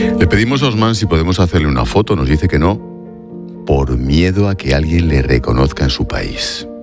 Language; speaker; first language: Spanish; native; Spanish